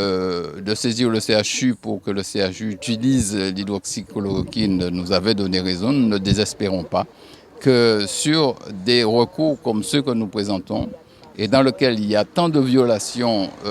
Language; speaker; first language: French; native; French